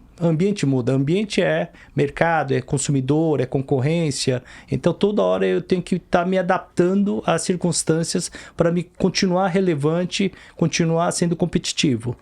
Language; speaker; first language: Portuguese; early bilingual, other home language; Korean